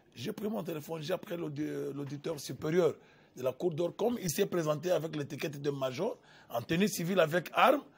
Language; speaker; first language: French; non-native, local second language; Lingala